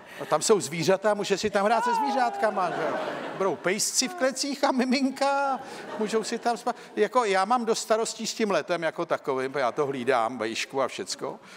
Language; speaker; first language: Czech; native; Czech